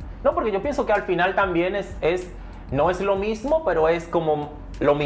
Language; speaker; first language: Spanish; native; Spanish